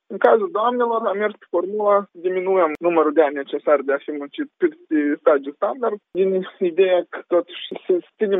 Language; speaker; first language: Romanian; native; Romanian